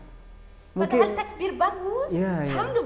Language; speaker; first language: Indonesian; non-native, learner; Arabic